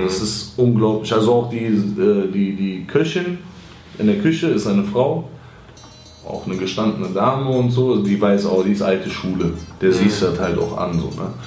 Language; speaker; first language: German; early bilingual, other home language; Greek